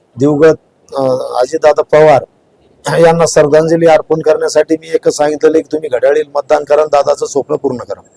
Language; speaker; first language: Marathi; non-native, local second language; Lambadi